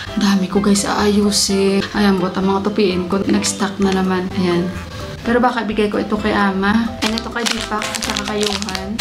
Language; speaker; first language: Filipino; native; Filipino